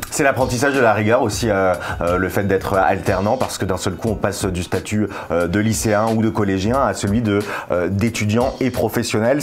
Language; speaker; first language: French; native; French